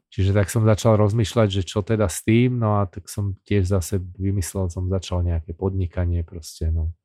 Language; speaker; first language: Slovak; native; Slovak